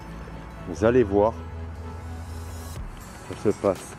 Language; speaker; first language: French; native; French